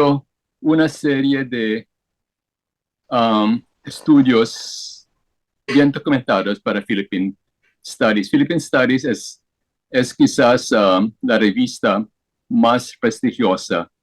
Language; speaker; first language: Spanish; non-native, fluent; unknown